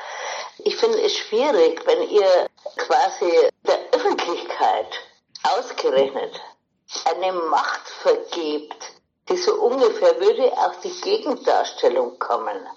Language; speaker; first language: German; native; German